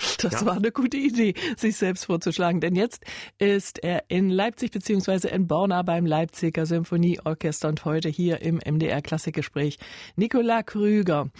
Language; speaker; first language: German; native; German